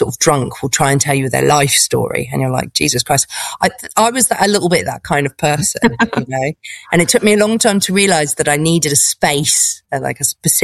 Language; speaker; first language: English; native; English